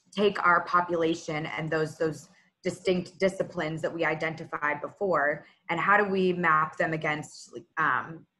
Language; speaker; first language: English; native; English